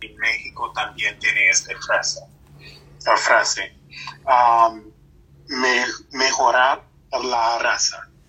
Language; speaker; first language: Spanish; non-native, learner; English